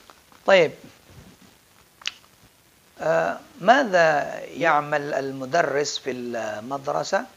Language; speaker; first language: Arabic; non-native, fluent; Indonesian